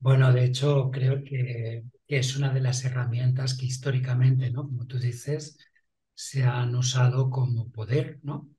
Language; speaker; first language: Spanish; non-native, local second language; Catalan